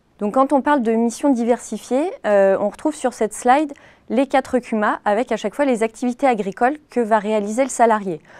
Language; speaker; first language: French; native; French